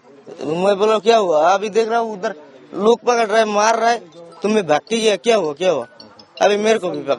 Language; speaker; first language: Hindi; non-native, learner; Bangla